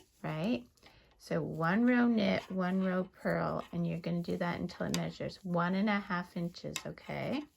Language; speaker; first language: English; native; English